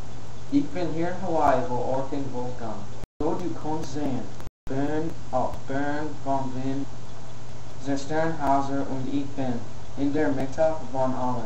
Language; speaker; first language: German; non-native, learner; English